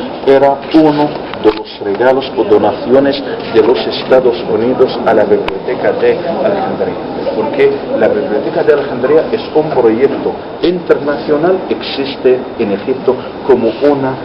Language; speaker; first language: Spanish; non-native, fluent; Arabic